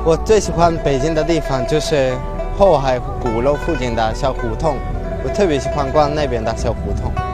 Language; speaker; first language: Chinese; non-native, learner; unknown